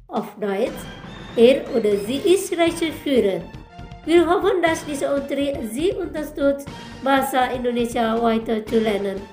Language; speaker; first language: German; non-native, fluent; Indonesian